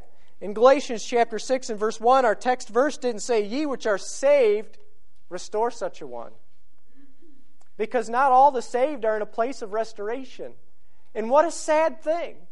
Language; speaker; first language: English; native; English